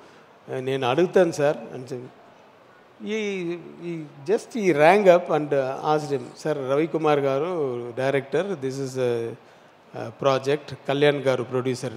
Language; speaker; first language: Telugu; non-native, learner; Tamil